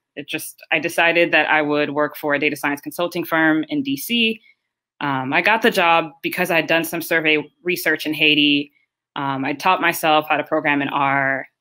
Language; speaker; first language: English; early bilingual, other home language; Haitian Creole